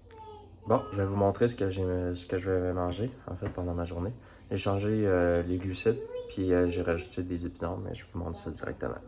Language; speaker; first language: French; native; French